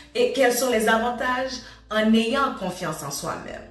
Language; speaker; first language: French; native; French